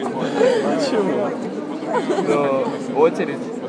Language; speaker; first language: Russian; non-native, learner; Japanese